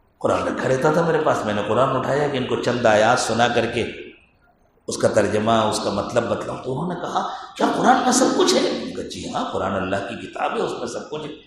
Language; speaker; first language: Urdu; native; Urdu